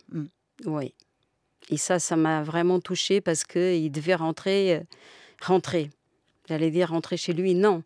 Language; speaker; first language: French; non-native, fluent; Portuguese